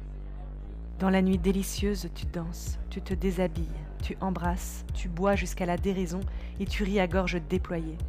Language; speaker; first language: French; native; French